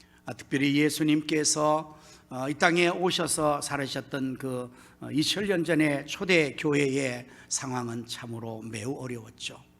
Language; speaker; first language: Korean; native; Korean